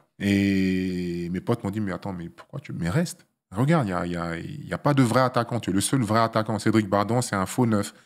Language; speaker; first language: French; early bilingual, other home language; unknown